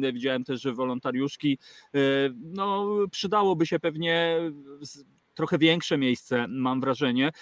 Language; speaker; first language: Polish; native; Polish